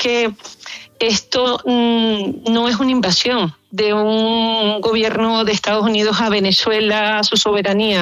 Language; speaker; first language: Spanish; native; Spanish